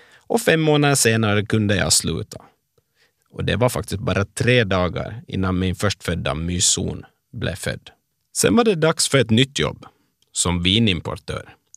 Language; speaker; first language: Swedish; native; Swedish